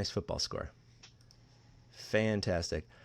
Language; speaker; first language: English; native; English